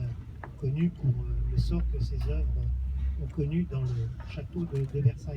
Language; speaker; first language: French; native; French